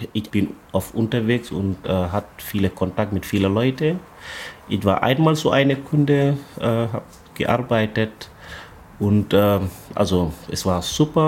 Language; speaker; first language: German; non-native, learner; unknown